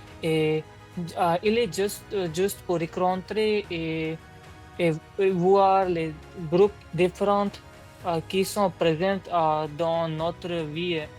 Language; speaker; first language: French; non-native, learner; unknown